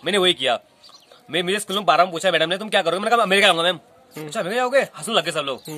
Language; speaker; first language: Hindi; native; Hindi